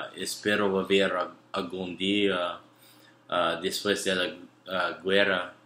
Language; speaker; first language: Spanish; non-native, learner; English